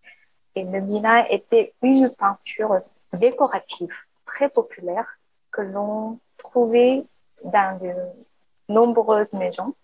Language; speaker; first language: French; non-native, learner; Korean